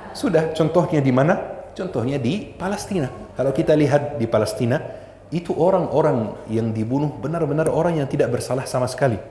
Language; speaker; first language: Indonesian; non-native, fluent; Arabic